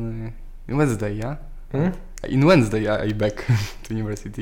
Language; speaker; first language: English; non-native, learner; Polish